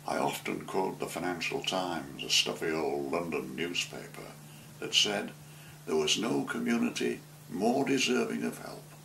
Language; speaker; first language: English; native; English